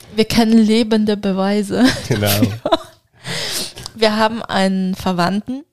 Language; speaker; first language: German; non-native, fluent; Turkish